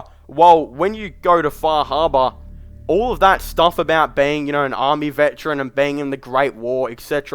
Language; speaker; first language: English; native; English